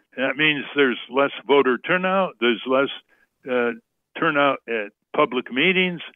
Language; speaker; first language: English; native; English